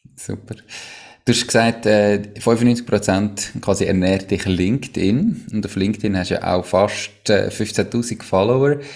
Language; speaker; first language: German; native; German